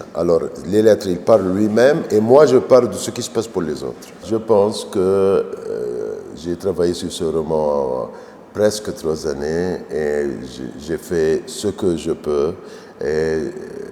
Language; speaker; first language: French; non-native, fluent; Arabic